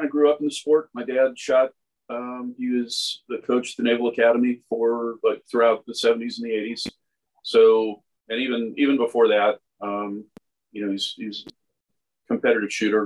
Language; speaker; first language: English; native; English